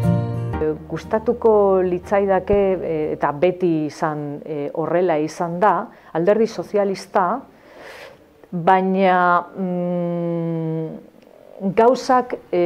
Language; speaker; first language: Basque; non-native, local second language; Spanish